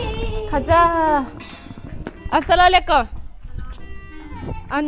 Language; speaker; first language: Korean; non-native, fluent; Uzbek